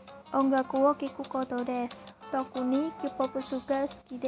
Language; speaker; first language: Japanese; non-native, learner; Indonesian